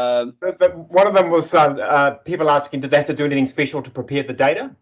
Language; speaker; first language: English; native; English